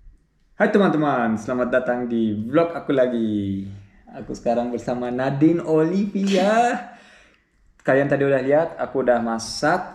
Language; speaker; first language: Indonesian; early bilingual, heritage; German